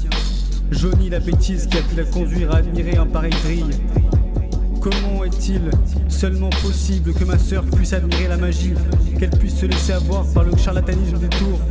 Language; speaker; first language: French; native; French